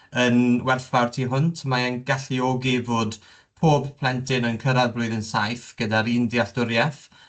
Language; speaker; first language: Welsh; native; Welsh